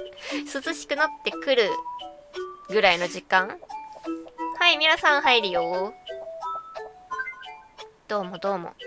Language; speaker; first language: Japanese; native; Japanese